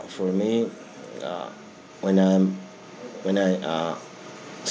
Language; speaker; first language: English; non-native, learner; Georgian